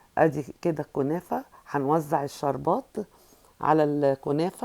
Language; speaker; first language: Arabic; native; Arabic